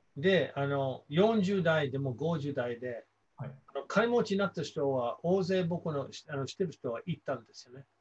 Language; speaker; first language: Japanese; non-native, fluent; English